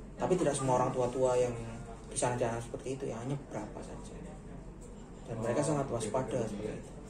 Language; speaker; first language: Indonesian; native; Indonesian